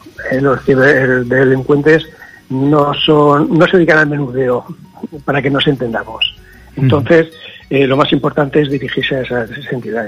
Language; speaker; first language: Spanish; native; Spanish